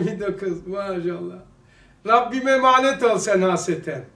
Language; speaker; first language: Turkish; native; Turkish